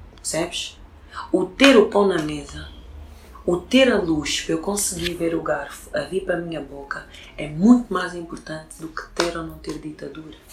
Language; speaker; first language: Portuguese; early bilingual, other home language; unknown